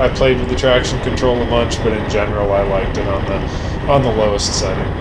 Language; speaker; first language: English; native; English